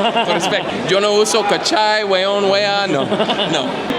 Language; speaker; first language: Spanish; non-native, learner; English